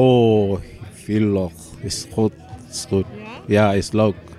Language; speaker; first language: Dutch; non-native, learner; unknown